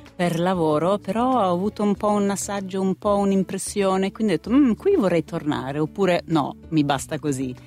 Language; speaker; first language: Italian; non-native, fluent; Swedish